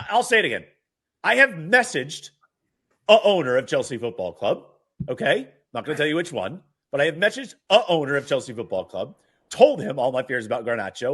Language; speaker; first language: English; native; English